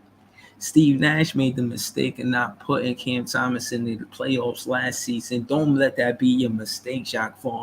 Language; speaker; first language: English; native; English